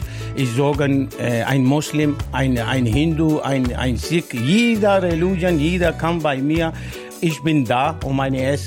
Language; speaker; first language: German; non-native, learner; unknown